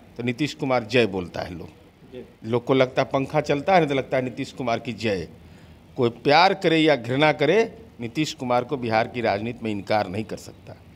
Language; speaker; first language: Hindi; native; Hindi